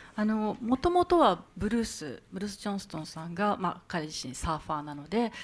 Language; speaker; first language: Japanese; native; Japanese